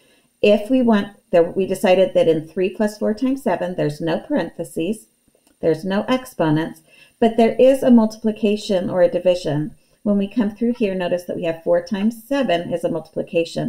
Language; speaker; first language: English; native; English